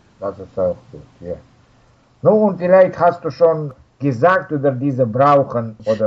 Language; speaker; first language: German; non-native, fluent; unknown